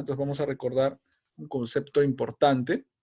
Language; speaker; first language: Spanish; native; Spanish